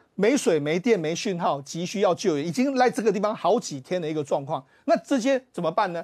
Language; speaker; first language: Chinese; native; Chinese